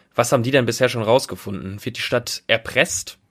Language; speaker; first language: German; native; German